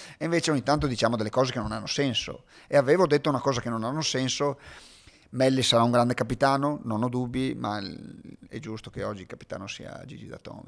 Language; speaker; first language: Italian; native; Italian